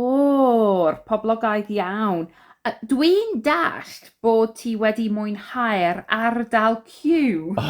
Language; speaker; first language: Welsh; non-native, fluent; English